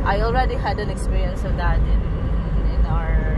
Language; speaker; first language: English; non-native, local second language; Bikol